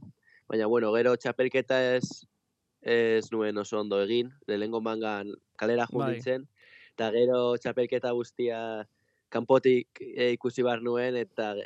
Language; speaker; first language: Basque; non-native, local second language; Spanish